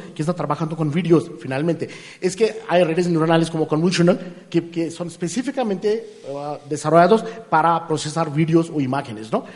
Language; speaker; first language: Spanish; non-native, fluent; Hindi